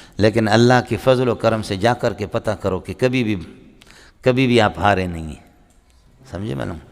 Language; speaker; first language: Urdu; non-native, local second language; Brahui